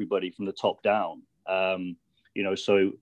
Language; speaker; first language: English; native; English